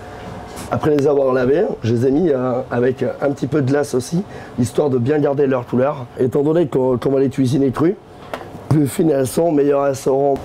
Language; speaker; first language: French; native; French